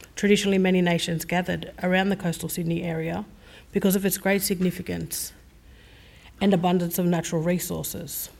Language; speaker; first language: English; native; English